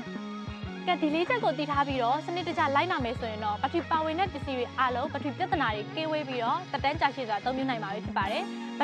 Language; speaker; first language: Burmese; native; Burmese